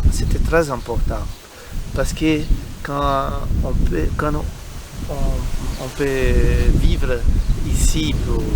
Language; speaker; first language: French; non-native, learner; Italian